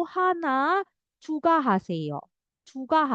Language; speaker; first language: Korean; non-native, fluent; Indonesian